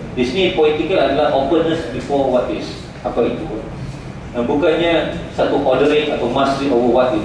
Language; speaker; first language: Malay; non-native, local second language; Central Dusun